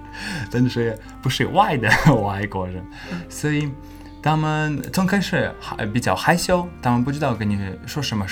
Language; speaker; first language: Chinese; non-native, learner; English